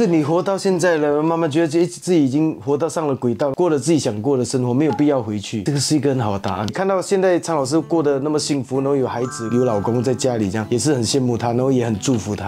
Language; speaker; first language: Chinese; native; Chinese